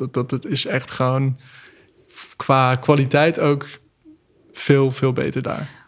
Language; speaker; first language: Dutch; non-native, fluent; English